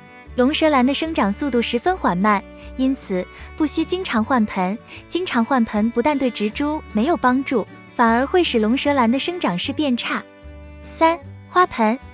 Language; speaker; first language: Chinese; native; Chinese